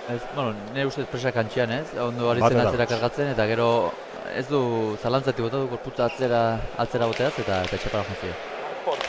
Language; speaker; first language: Basque; native; Basque